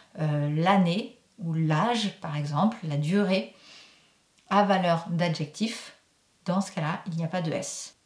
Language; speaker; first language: French; native; French